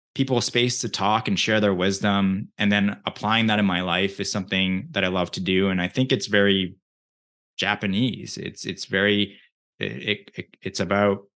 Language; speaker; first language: English; early bilingual, other home language; Japanese